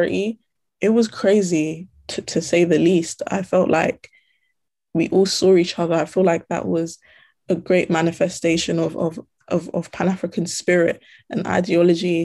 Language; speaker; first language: English; native; English